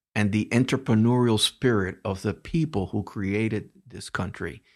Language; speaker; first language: English; early bilingual, other home language; Spanish